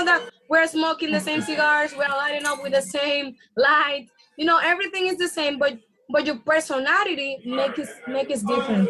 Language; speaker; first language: English; non-native, fluent; Spanish